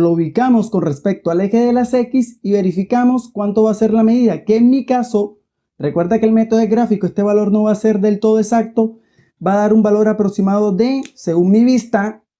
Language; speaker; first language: Spanish; native; Spanish